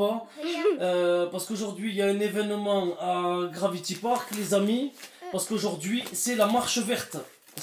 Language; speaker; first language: French; native; French